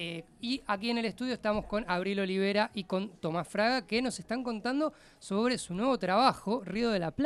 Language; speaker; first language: Spanish; native; Spanish